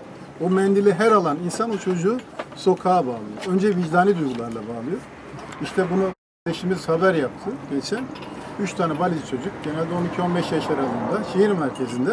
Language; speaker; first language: Turkish; native; Turkish